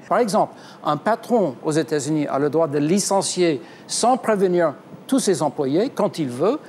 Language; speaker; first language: French; non-native, fluent; English